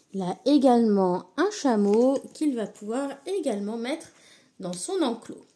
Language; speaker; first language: French; native; French